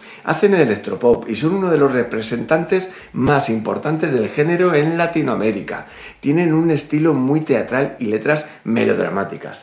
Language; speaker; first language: Spanish; native; Spanish